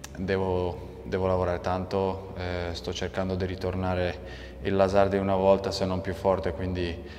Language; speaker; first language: Italian; non-native, fluent; Arabic